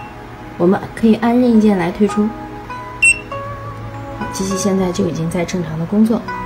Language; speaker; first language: Chinese; native; Chinese